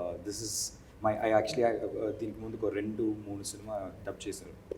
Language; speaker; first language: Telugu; non-native, learner; Tamil